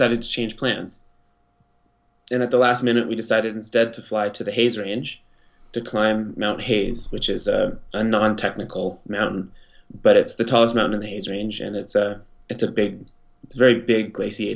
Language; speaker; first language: English; native; English